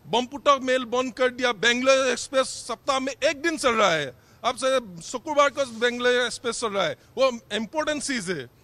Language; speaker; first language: Hindi; non-native, local second language; Assamese